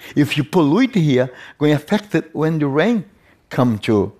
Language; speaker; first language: English; non-native, learner; Portuguese